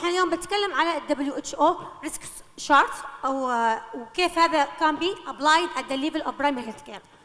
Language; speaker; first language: Arabic; native; Arabic